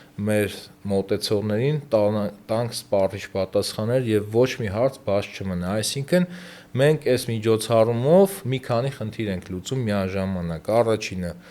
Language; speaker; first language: Armenian; native; Armenian